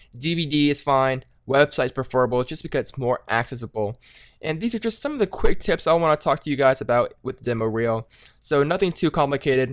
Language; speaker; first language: English; native; English